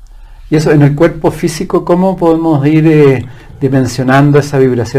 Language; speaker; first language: Spanish; native; Spanish